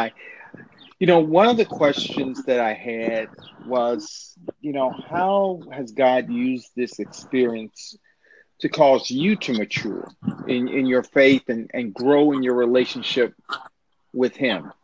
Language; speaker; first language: English; native; English